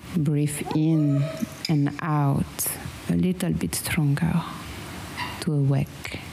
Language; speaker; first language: English; non-native, fluent; French